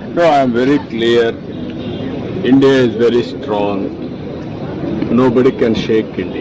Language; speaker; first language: English; non-native, local second language; Telugu